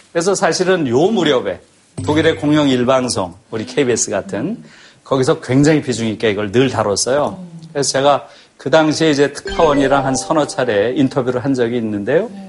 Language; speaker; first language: Korean; native; Korean